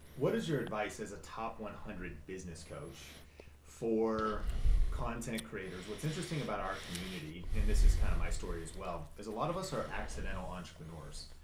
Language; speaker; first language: English; native; English